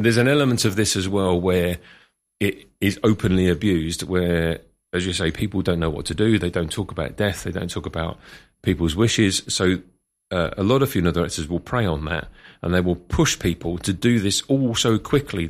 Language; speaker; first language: English; native; English